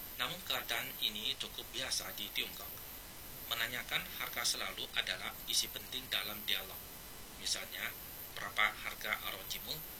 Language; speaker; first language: Malay; non-native, fluent; Chinese